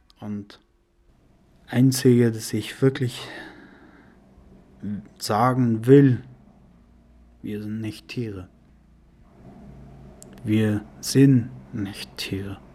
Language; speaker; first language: German; non-native, learner; Persian